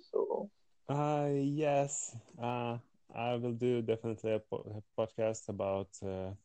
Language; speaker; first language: English; non-native, fluent; Lithuanian